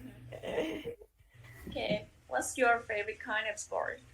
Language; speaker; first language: English; non-native, fluent; Vietnamese